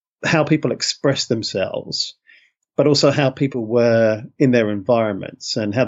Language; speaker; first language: English; native; English